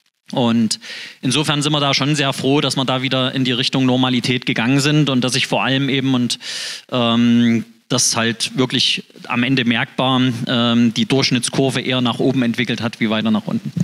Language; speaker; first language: German; native; German